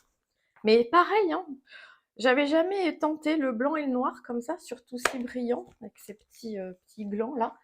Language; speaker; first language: French; native; French